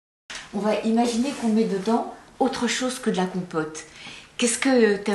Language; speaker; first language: French; native; French